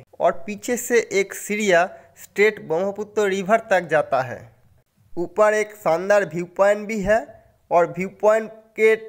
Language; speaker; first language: Hindi; non-native, local second language; Bangla